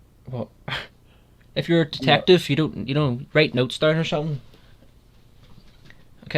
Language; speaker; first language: English; native; English